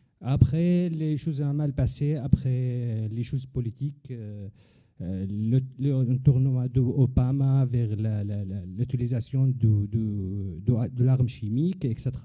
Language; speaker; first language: French; non-native, learner; Arabic